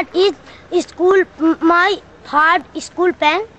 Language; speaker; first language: English; non-native, learner; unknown